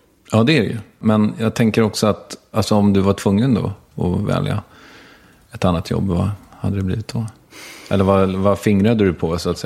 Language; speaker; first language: Swedish; native; Swedish